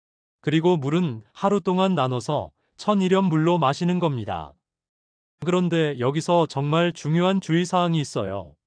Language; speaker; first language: Korean; native; Korean